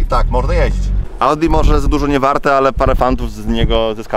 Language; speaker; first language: Polish; native; Polish